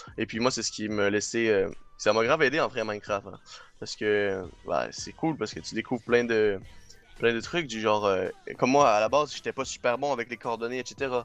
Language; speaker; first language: French; non-native, local second language; English